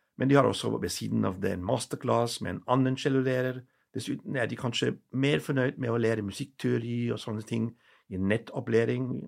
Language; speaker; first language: Norwegian; non-native, fluent; German